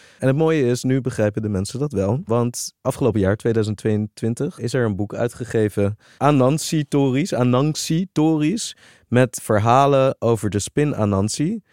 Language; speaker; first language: Dutch; native; Dutch